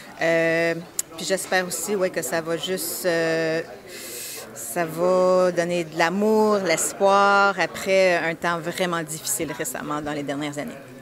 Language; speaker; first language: French; early bilingual, heritage; French